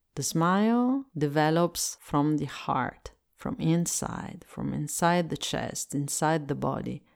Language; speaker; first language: English; non-native, fluent; Italian